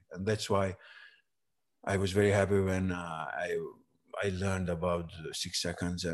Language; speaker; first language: English; non-native, fluent; Serbian